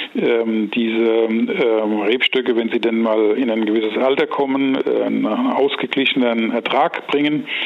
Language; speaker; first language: German; native; German